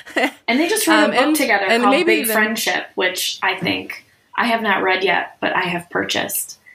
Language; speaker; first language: English; native; English